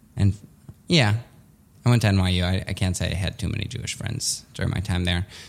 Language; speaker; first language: English; early bilingual, other home language; Russian